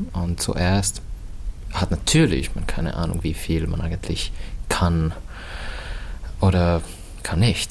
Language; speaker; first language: German; non-native, fluent; Finnish